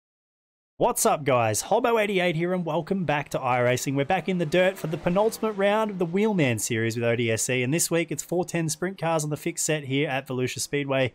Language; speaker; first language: English; native; English